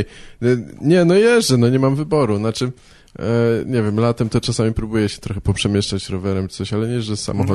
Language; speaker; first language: Polish; native; Polish